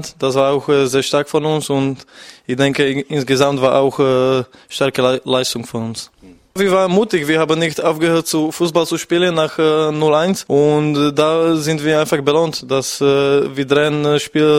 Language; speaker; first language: German; non-native, fluent; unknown